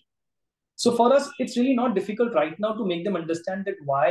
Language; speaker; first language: English; non-native, local second language; Gujarati